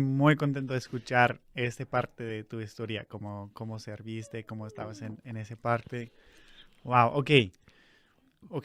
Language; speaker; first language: Spanish; non-native, fluent; English